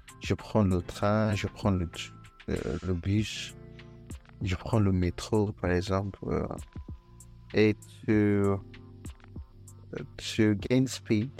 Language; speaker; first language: French; non-native, fluent; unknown